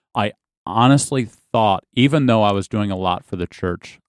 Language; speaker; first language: English; native; English